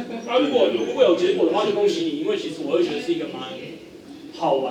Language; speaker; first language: Chinese; native; Chinese